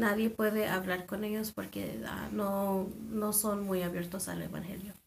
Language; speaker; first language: Spanish; non-native, fluent; English